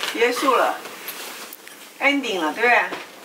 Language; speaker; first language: Chinese; native; Chinese